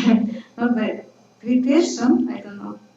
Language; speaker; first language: English; non-native, learner; Kurdish